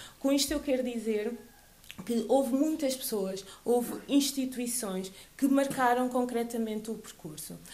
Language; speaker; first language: Portuguese; early bilingual, other home language; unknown